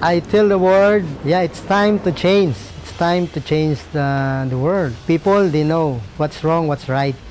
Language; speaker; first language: English; non-native, local second language; Waray